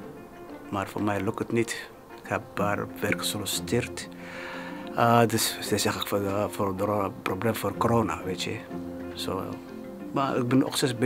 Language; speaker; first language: Dutch; non-native, learner; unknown